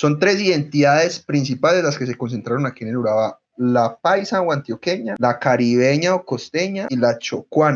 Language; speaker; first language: Spanish; native; Spanish